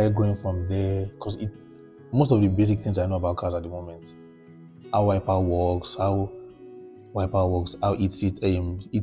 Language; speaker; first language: English; non-native, local second language; Yoruba